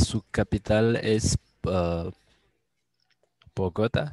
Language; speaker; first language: Spanish; non-native, learner; Malagasy